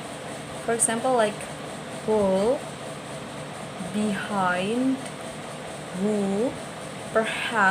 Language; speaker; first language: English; non-native, learner; Indonesian